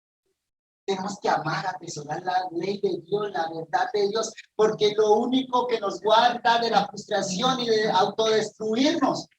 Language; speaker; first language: Spanish; native; Spanish